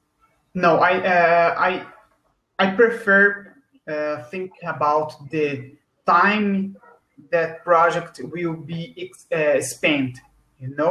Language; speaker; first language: English; non-native, learner; Portuguese